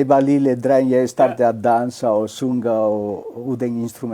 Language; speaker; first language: Danish; non-native, learner; Spanish